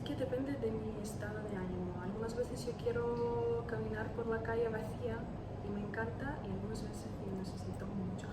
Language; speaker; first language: Spanish; non-native, learner; Ukrainian